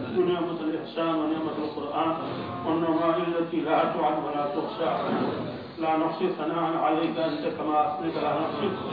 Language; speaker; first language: Arabic; non-native, fluent; Urdu